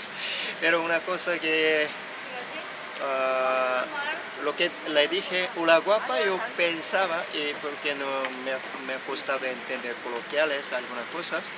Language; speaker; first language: Spanish; non-native, fluent; Korean